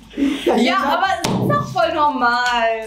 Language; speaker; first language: German; native; German